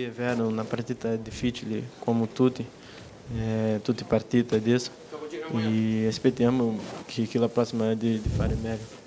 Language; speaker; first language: Italian; non-native, learner; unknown